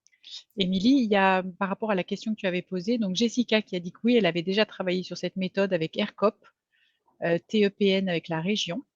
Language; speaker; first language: French; native; French